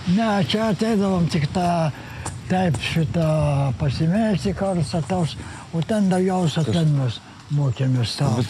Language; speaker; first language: Lithuanian; non-native, local second language; Yiddish